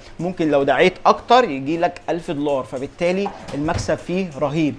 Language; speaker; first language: Arabic; native; Arabic